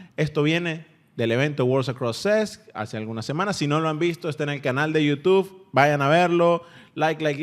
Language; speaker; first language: Spanish; native; Spanish